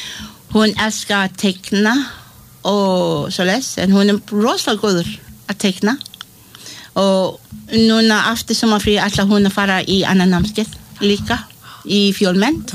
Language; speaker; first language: Icelandic; non-native, learner; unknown